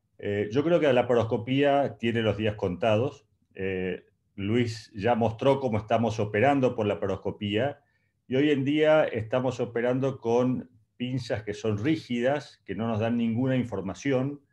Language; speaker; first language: Spanish; native; Spanish